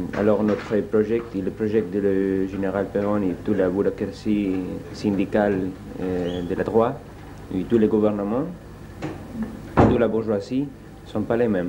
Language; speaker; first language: French; non-native, learner; Spanish